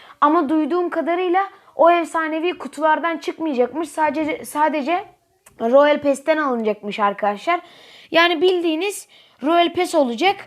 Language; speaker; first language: Turkish; native; Turkish